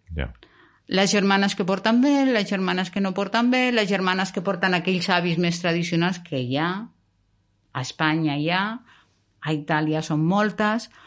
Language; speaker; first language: Catalan; non-native, local second language; Spanish